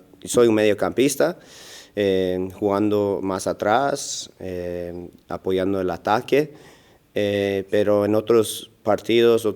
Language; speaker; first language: Spanish; early bilingual, heritage; Spanish